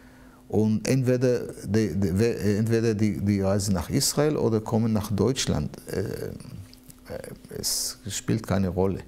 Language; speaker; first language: German; non-native, fluent; Hebrew